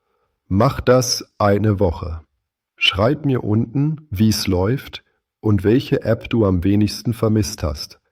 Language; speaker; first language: German; native; German